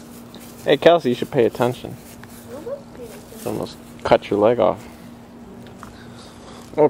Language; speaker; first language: English; native; English